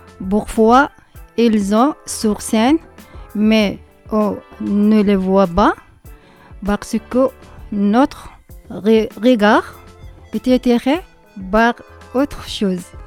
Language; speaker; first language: French; non-native, learner; Arabic